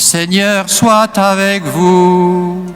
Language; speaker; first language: French; native; French